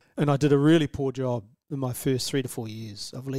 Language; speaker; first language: English; native; English